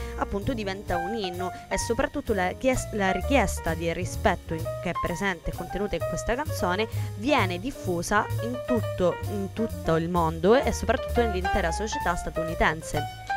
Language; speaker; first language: Italian; native; Italian